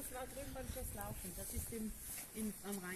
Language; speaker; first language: German; native; German